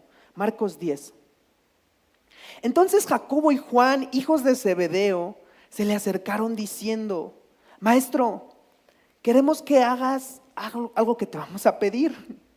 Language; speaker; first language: Spanish; native; Spanish